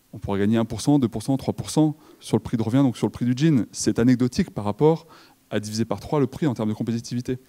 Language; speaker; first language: French; native; French